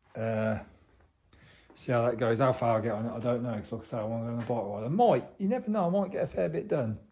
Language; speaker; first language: English; native; English